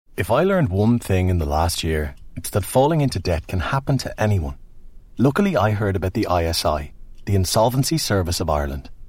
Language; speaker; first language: English; native; English